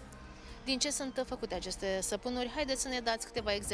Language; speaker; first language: Romanian; native; Romanian